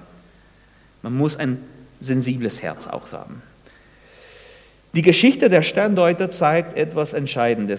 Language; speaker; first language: German; non-native, fluent; Spanish